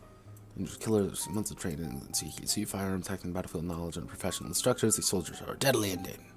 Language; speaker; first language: English; native; English